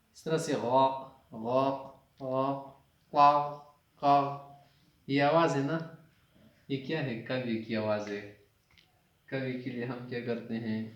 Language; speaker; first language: Urdu; non-native, local second language; Pashto